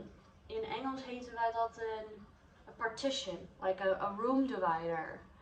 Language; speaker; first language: Dutch; non-native, learner; English